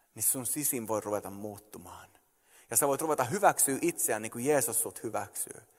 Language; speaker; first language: Finnish; early bilingual, heritage; Finnish